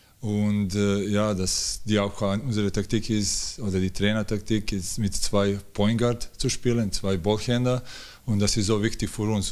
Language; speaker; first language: German; non-native, learner; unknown